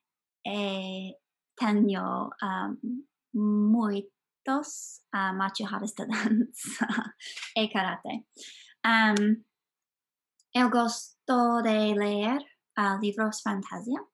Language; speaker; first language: Portuguese; non-native, learner; English